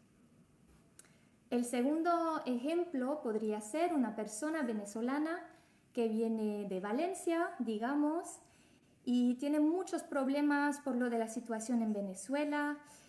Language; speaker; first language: Spanish; non-native, fluent; French